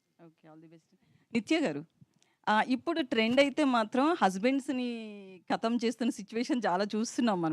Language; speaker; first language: Telugu; native; Telugu